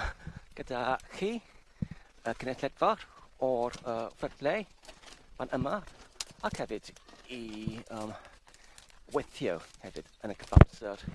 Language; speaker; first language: Welsh; non-native, learner; English